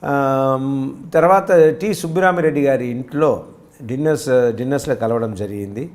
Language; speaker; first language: Telugu; early bilingual, heritage; Telugu